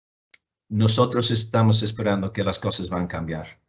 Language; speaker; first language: Spanish; non-native, fluent; English